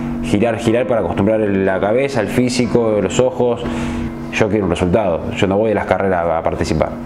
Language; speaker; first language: Spanish; native; Spanish